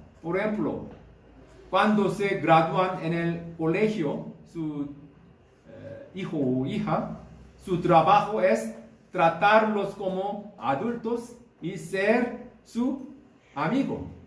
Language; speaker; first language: Spanish; non-native, fluent; Korean